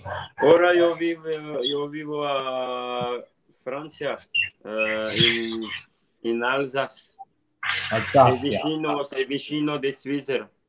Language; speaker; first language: Italian; non-native, learner; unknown